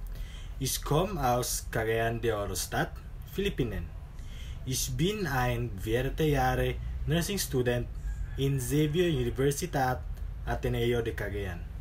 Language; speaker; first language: German; non-native, learner; Cebuano